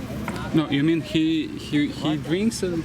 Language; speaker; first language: English; non-native, fluent; Russian